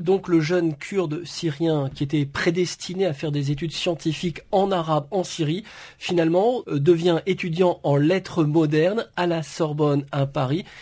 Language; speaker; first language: French; native; French